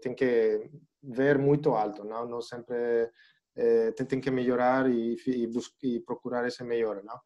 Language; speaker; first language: Portuguese; non-native, learner; Spanish